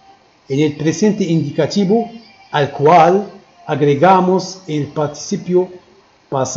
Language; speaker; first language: Spanish; non-native, fluent; Arabic